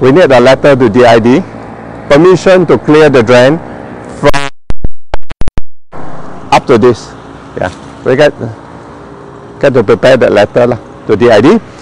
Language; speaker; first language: English; non-native, local second language; Chinese